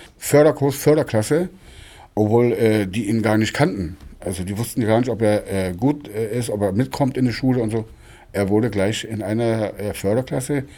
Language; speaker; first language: German; non-native, local second language; Romany